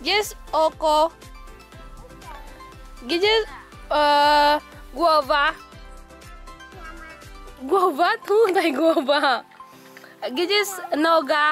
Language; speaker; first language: Polish; non-native, learner; Filipino